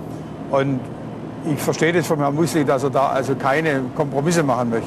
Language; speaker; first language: German; native; German